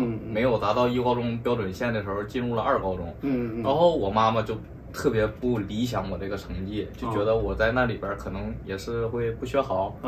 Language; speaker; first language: Chinese; native; Chinese